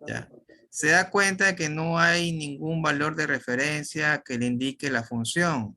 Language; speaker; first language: Spanish; native; Spanish